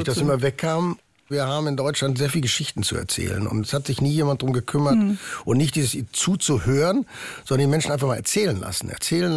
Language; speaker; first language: German; native; German